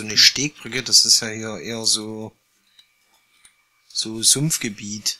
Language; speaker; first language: German; native; German